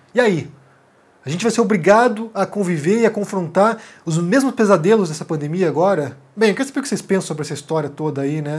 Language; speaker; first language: Portuguese; native; Portuguese